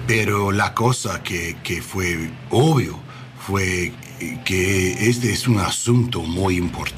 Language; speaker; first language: Spanish; non-native, learner; English